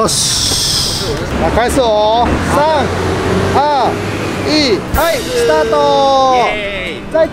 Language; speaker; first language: Chinese; non-native, fluent; Japanese